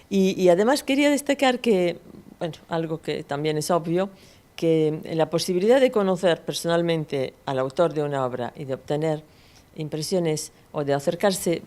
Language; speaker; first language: Spanish; non-native, fluent; Bulgarian